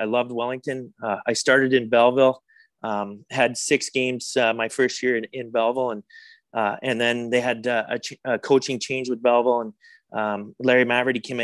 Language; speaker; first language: English; native; English